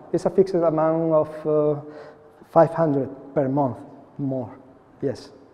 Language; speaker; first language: English; non-native, fluent; Spanish